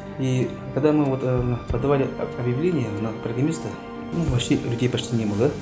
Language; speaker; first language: Russian; non-native, local second language; Yakut